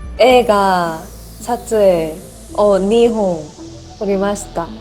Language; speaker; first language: Japanese; non-native, learner; Korean